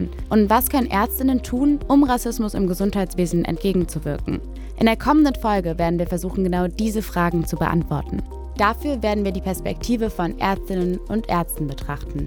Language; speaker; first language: German; native; German